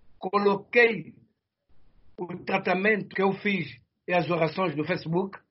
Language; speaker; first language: Portuguese; non-native, fluent; Kongo